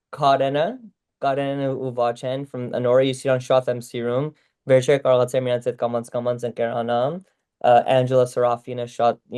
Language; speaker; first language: Armenian; early bilingual, heritage; Armenian